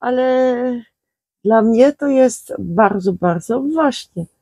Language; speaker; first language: Polish; non-native, learner; Dutch